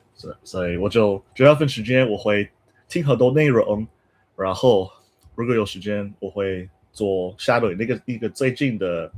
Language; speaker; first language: Chinese; non-native, fluent; English